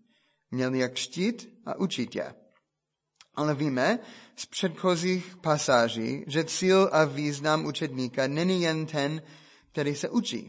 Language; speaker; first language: Czech; non-native, fluent; English